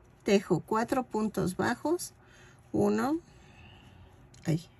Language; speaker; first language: Spanish; native; Spanish